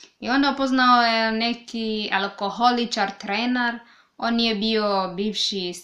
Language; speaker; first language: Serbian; non-native, learner; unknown